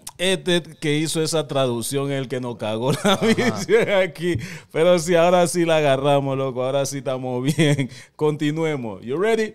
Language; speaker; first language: Spanish; native; Spanish